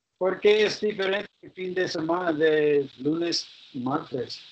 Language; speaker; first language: Spanish; non-native, learner; English